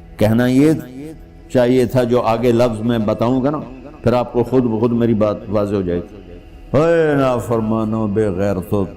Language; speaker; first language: Urdu; non-native, local second language; Punjabi